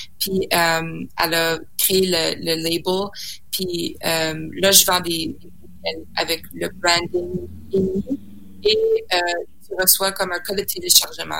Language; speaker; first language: French; native; French